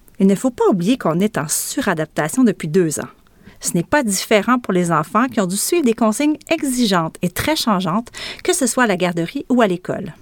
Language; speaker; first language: French; native; French